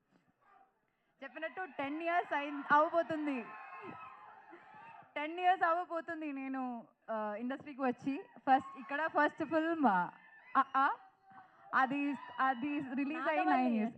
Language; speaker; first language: Telugu; non-native, fluent; Malayalam